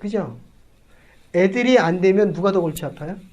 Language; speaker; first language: Korean; native; Korean